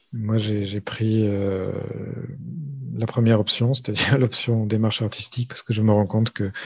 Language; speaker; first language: French; native; French